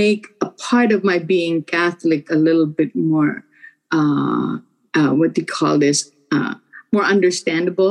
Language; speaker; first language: English; non-native, local second language; Filipino